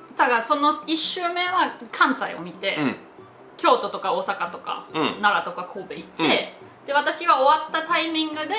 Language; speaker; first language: Japanese; non-native, fluent; German